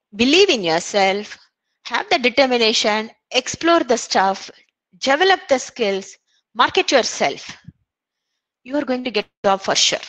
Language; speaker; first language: English; non-native, local second language; Tamil